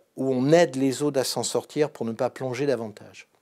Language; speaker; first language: French; native; French